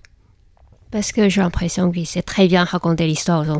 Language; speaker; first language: French; non-native, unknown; Chinese